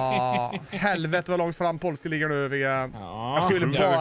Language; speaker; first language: Swedish; native; Swedish